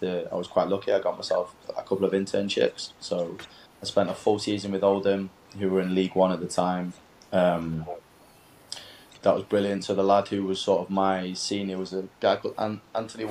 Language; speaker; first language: English; native; English